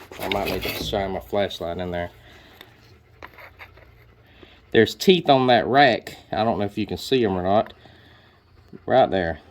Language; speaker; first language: English; native; English